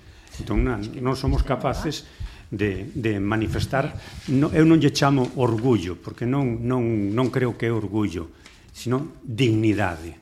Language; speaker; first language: Galician; native; Galician